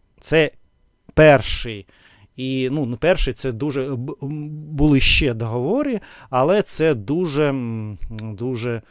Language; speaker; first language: Ukrainian; non-native, learner; Russian